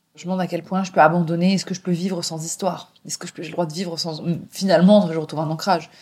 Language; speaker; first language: French; native; French